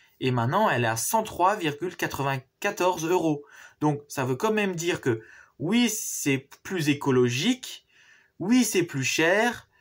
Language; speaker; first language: French; native; French